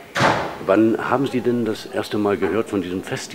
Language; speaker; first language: German; native; German